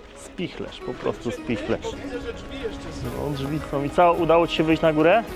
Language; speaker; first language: Polish; native; Polish